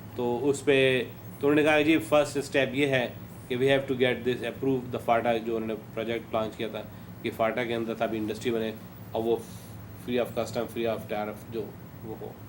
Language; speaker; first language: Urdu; native; Urdu